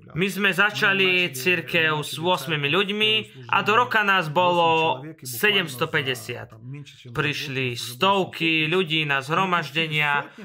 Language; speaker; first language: Slovak; non-native, fluent; Russian